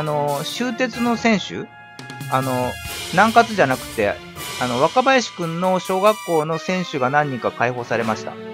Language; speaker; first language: Japanese; native; Japanese